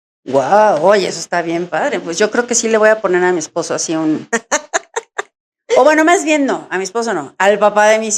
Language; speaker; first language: Spanish; native; Spanish